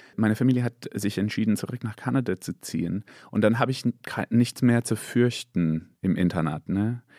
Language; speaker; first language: German; non-native, fluent; English